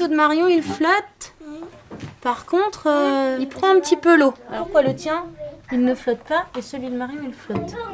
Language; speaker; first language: French; native; French